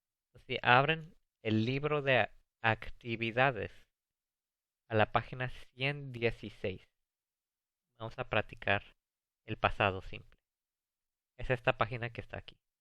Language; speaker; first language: Spanish; early bilingual, heritage; English